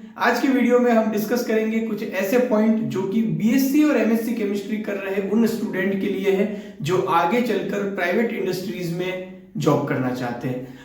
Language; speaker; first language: Hindi; native; Hindi